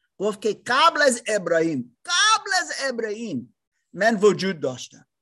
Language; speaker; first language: Persian; non-native, learner; German